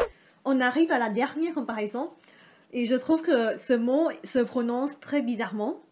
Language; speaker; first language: French; non-native, fluent; Thai